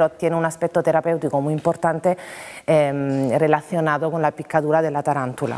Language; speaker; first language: Spanish; non-native, fluent; Italian